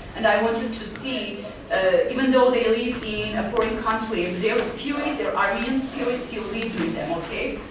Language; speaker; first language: English; non-native, fluent; Armenian